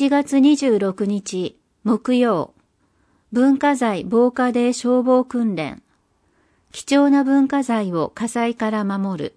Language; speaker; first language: Japanese; native; Japanese